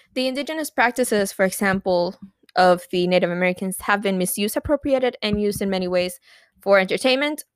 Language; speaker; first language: English; non-native, fluent; Spanish